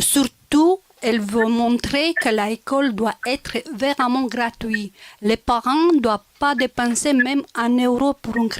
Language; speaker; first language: French; non-native, local second language; Romanian